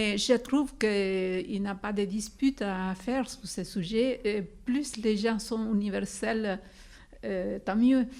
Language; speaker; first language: French; non-native, fluent; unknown